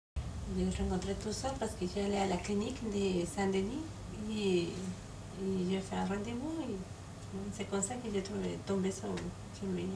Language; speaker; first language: French; non-native, learner; Spanish